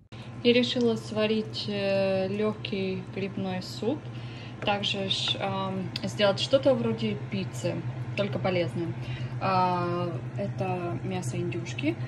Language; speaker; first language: Russian; early bilingual, heritage; Russian